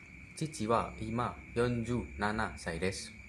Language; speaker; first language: Japanese; non-native, learner; Indonesian